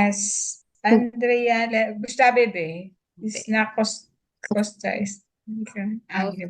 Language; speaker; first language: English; non-native, local second language; Filipino